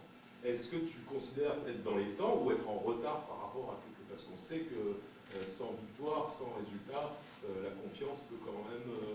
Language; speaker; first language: French; native; French